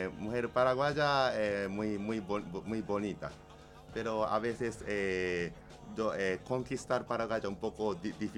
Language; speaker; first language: Spanish; non-native, learner; Japanese